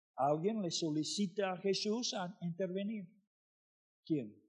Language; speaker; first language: Spanish; non-native, fluent; English